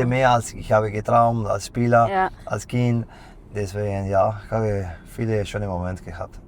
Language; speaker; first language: German; non-native, fluent; Spanish